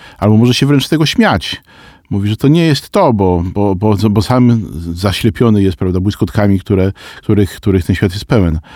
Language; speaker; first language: Polish; native; Polish